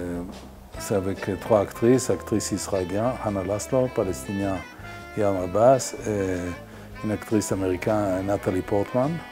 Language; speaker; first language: French; non-native, fluent; Hebrew